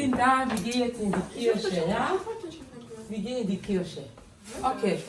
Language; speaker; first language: German; non-native, fluent; Lingala